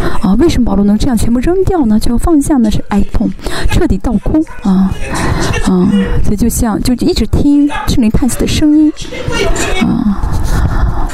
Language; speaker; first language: Chinese; non-native, fluent; Korean